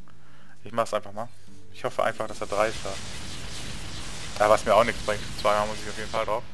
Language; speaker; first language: German; native; German